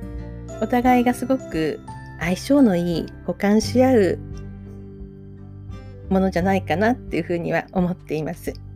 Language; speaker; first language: Japanese; native; Japanese